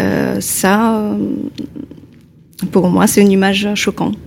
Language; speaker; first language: French; non-native, fluent; Ukrainian